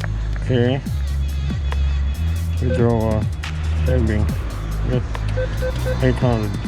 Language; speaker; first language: English; non-native, local second language; Filipino